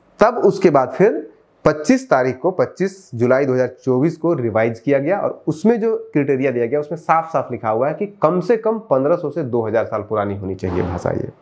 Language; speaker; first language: Hindi; native; Hindi